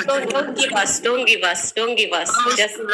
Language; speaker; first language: English; non-native, learner; Amharic